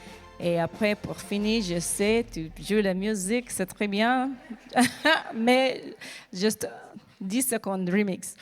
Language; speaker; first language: French; non-native, learner; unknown